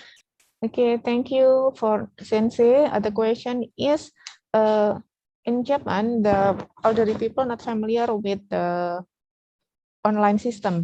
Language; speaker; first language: English; non-native, learner; Indonesian